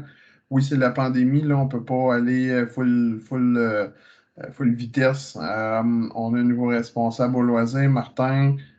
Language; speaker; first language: French; native; French